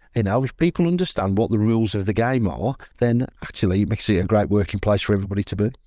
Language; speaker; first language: English; native; English